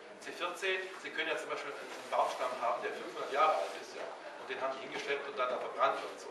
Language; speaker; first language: German; native; German